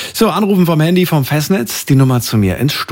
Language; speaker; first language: German; native; German